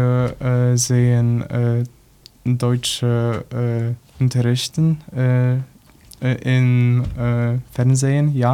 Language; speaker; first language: German; non-native, learner; Polish